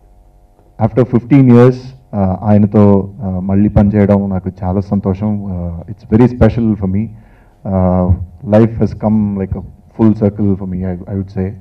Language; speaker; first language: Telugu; non-native, learner; Tamil